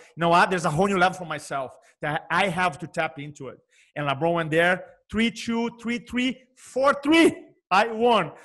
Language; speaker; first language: English; non-native, fluent; Portuguese